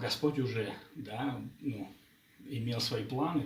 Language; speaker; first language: Russian; native; Russian